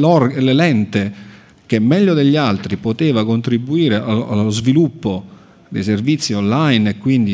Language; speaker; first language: Italian; native; Italian